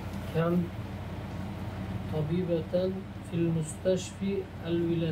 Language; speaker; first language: Arabic; non-native, learner; English